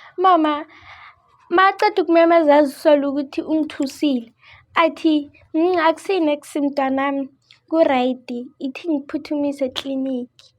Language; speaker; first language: Zulu; native; Zulu